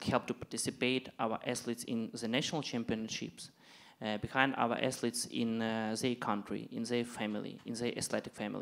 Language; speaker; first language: English; non-native, learner; Ukrainian